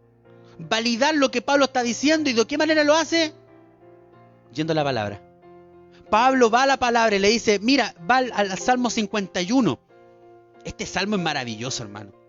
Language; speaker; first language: Spanish; native; Spanish